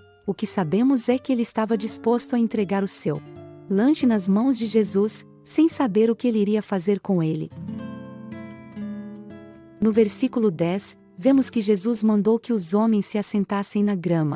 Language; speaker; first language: Portuguese; native; Portuguese